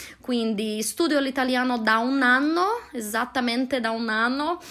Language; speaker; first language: Italian; non-native, learner; Portuguese